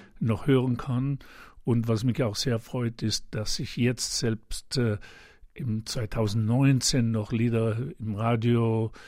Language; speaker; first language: German; non-native, local second language; Ladin